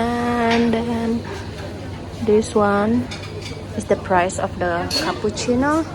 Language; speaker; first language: English; non-native, fluent; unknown